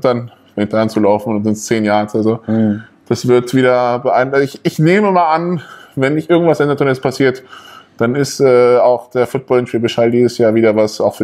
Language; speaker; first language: German; native; German